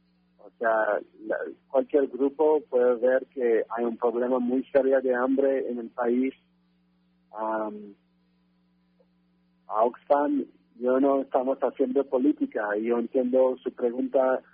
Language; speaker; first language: Spanish; non-native, fluent; French